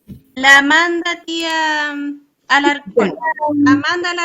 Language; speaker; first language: Spanish; native; Spanish